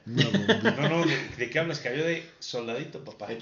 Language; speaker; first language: Spanish; native; Spanish